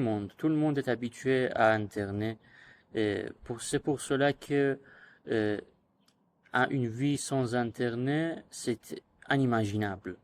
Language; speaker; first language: French; non-native, learner; Persian